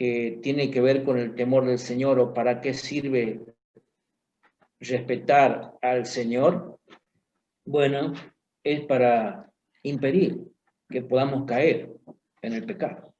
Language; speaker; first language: Spanish; native; Spanish